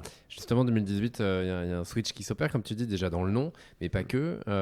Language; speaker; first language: French; native; French